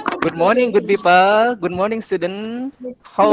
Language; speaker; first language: English; non-native, learner; Indonesian